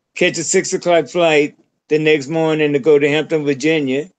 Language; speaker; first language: English; native; English